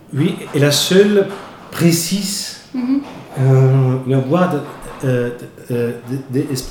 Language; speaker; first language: French; non-native, fluent; Italian